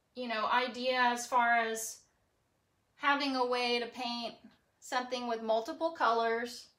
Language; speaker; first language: English; native; English